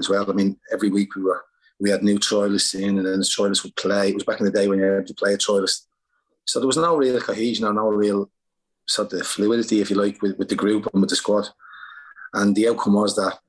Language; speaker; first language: English; native; English